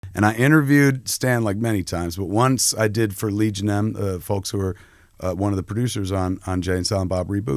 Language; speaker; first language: English; native; English